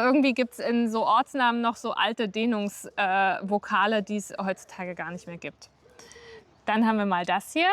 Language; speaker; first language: German; native; German